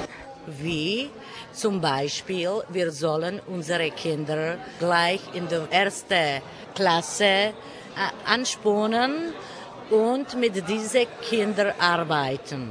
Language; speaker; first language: German; non-native, fluent; Czech